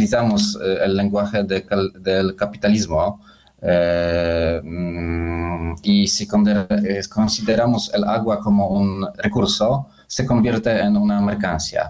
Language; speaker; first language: Spanish; non-native, learner; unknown